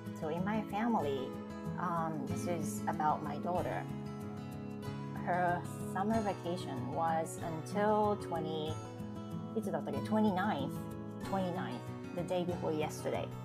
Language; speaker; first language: English; non-native, fluent; Japanese